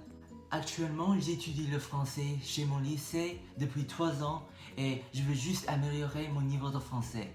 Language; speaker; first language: French; non-native, learner; English